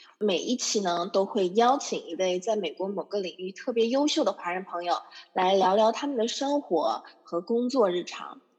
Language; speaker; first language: Chinese; native; Chinese